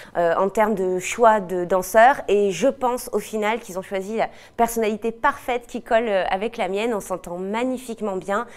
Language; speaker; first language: French; native; French